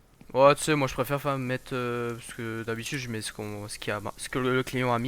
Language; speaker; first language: French; native; French